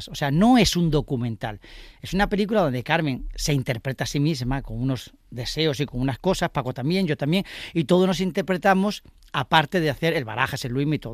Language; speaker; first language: Spanish; native; Spanish